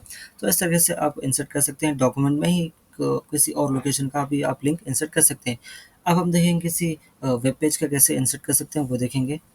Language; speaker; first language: Hindi; native; Hindi